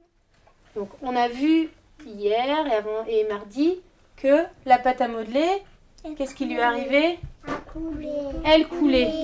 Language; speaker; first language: French; native; French